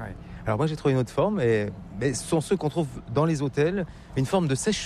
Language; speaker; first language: French; native; French